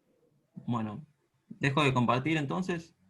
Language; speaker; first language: Spanish; native; Spanish